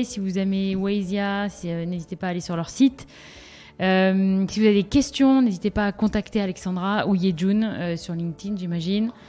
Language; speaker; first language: French; native; French